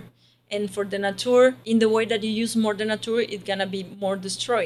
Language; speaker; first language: English; non-native, learner; Spanish